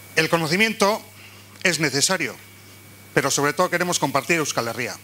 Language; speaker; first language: Spanish; non-native, local second language; Basque